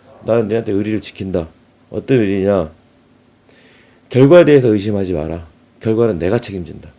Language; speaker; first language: Korean; native; Korean